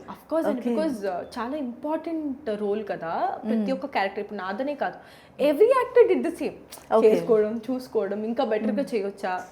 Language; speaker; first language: Telugu; native; Telugu